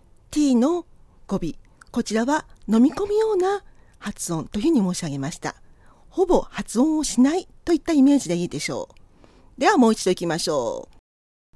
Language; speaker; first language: Japanese; native; Japanese